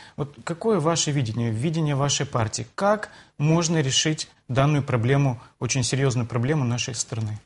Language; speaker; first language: Russian; non-native, local second language; Romanian